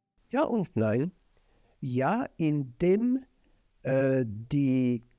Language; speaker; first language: German; non-native, fluent; French